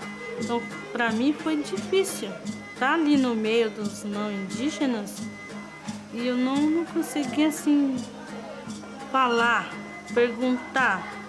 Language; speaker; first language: Portuguese; non-native, local second language; Guarani